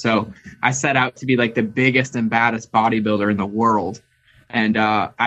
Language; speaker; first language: English; native; English